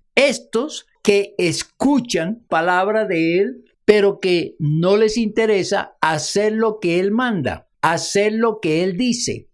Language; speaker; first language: Spanish; native; Spanish